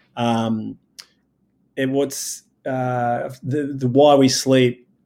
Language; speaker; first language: English; native; English